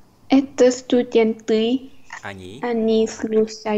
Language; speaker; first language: Russian; non-native, learner; Vietnamese